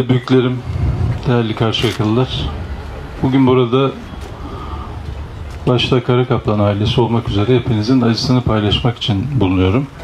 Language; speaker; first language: Turkish; native; Turkish